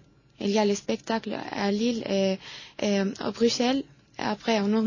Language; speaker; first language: French; non-native, learner; Arabic